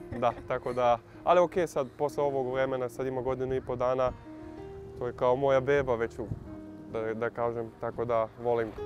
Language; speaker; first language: Serbian; early bilingual, heritage; Serbian